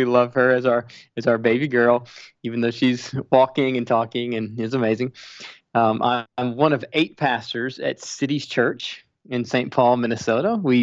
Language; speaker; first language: English; native; English